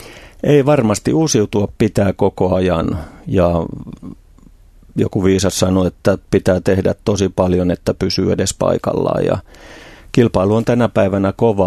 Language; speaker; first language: Finnish; native; Finnish